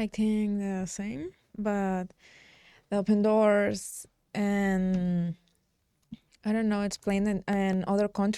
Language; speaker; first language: English; non-native, learner; Spanish